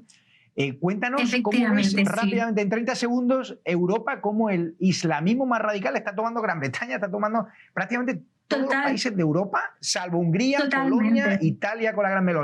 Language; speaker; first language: Spanish; native; Spanish